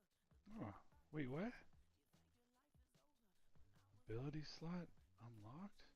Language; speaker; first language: English; native; English